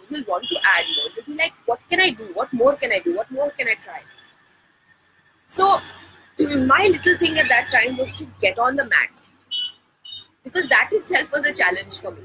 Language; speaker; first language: English; non-native, local second language; Hindi